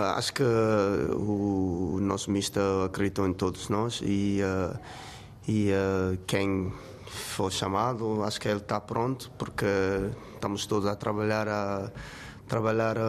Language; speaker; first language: Portuguese; non-native, fluent; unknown